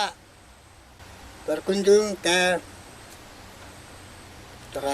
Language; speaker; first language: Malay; non-native, local second language; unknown